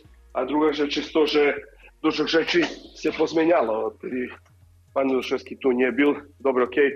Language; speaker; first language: Polish; non-native, learner; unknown